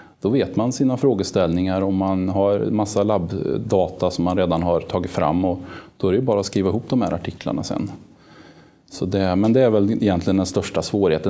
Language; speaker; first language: Swedish; native; Swedish